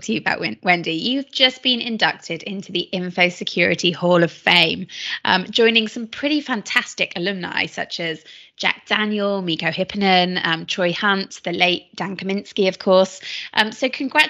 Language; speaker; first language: English; native; English